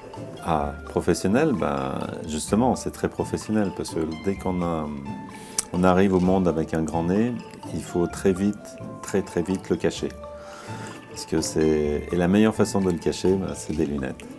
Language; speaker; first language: French; early bilingual, other home language; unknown